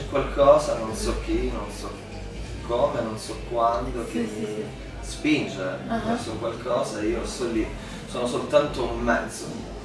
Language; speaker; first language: Italian; native; Italian